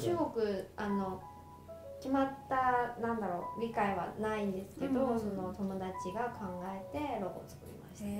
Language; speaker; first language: Japanese; non-native, fluent; Chinese